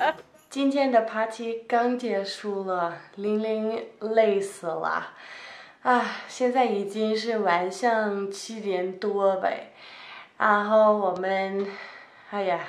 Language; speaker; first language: Chinese; non-native, fluent; Danish